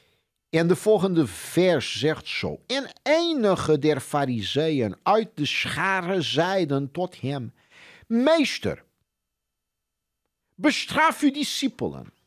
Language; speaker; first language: Dutch; non-native, fluent; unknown